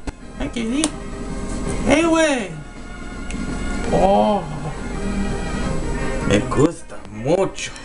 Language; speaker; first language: Spanish; non-native, learner; English